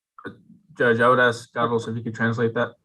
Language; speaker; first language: English; native; English